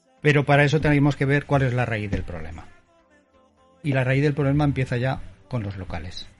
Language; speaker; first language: Spanish; native; Spanish